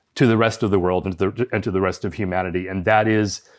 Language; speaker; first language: English; early bilingual, other home language; Spanish